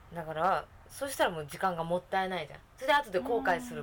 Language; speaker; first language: Japanese; native; Japanese